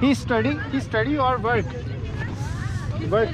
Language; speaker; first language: English; non-native, learner; Urdu